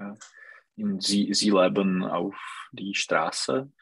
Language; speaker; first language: German; non-native, learner; Czech